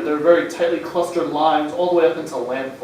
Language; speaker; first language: English; native; English